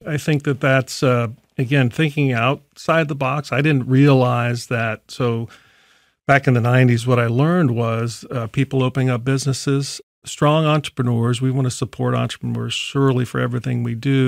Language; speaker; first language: English; native; English